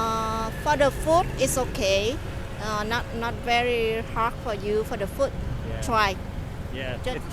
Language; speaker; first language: English; non-native, local second language; Vietnamese